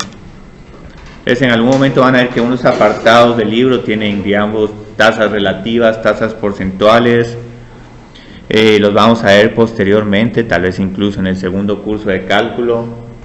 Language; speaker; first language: Spanish; native; Spanish